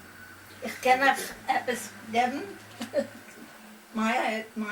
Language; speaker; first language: German; non-native, learner; Yiddish